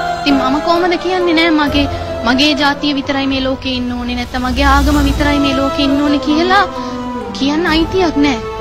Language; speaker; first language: Sinhala; non-native, local second language; Tamil